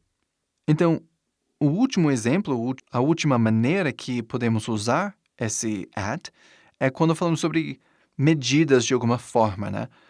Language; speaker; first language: Portuguese; non-native, fluent; English